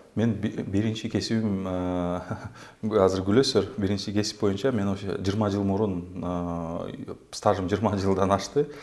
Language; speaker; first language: Kyrgyz; native; Kyrgyz